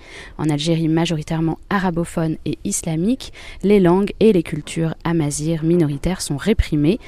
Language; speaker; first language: French; native; French